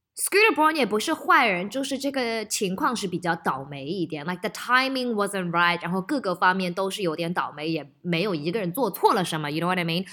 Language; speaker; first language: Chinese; early bilingual, heritage; Chinese